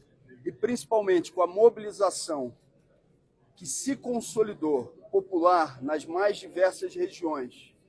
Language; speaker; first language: Portuguese; native; Portuguese